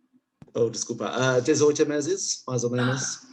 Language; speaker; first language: Portuguese; non-native, learner; English